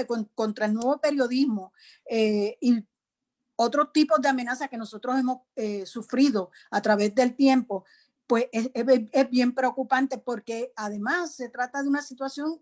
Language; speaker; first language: Spanish; native; Spanish